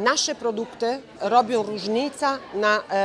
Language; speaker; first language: Polish; non-native, learner; Italian